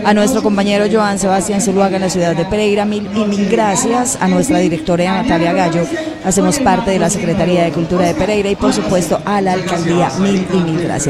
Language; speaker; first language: Spanish; native; Spanish